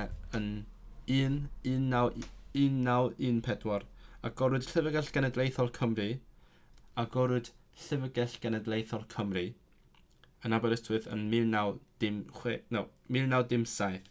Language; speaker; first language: Welsh; non-native, learner; Cantonese